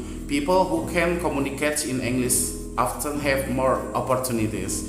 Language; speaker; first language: English; non-native, fluent; Indonesian